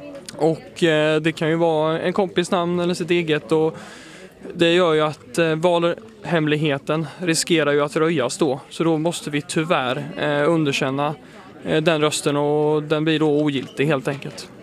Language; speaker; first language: Swedish; native; Swedish